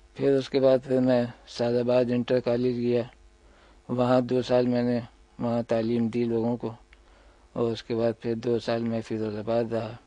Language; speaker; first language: Urdu; native; Urdu